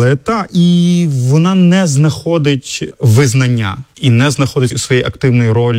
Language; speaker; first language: Ukrainian; native; Ukrainian